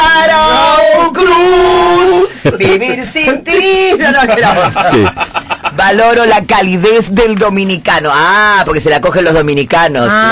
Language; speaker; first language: Spanish; native; Spanish